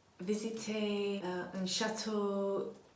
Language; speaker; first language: French; non-native, learner; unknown